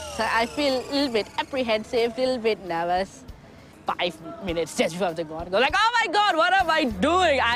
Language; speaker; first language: English; non-native, local second language; Bangla